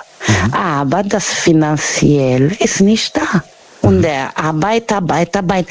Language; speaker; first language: German; non-native, learner; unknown